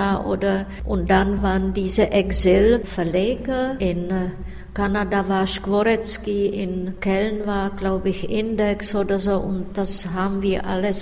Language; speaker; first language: German; non-native, fluent; Czech